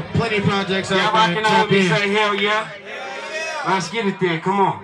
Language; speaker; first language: English; native; English